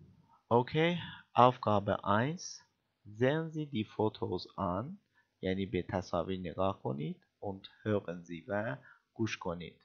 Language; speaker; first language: German; non-native, fluent; Persian